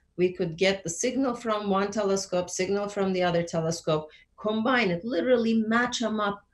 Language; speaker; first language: English; non-native, fluent; Turkish